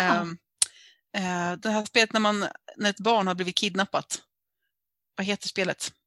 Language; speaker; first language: Swedish; native; Swedish